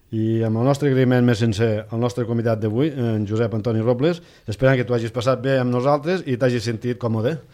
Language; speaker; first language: Catalan; native; Catalan